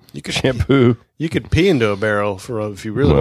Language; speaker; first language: English; native; English